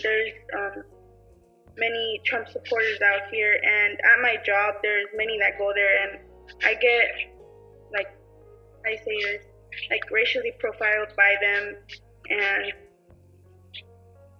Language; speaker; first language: English; early bilingual, other home language; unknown